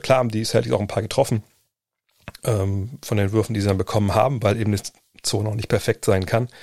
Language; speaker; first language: German; native; German